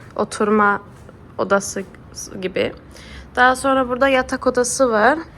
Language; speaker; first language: Turkish; early bilingual, heritage; Turkish